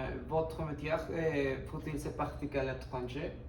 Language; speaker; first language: French; non-native, learner; Spanish